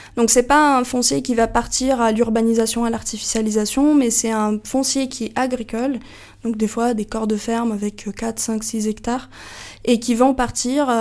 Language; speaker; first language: French; non-native, fluent; Portuguese